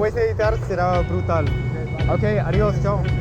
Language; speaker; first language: Spanish; non-native, fluent; English